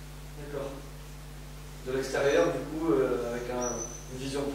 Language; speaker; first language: French; native; French